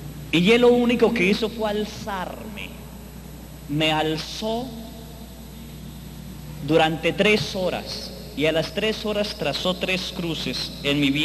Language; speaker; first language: Spanish; native; Spanish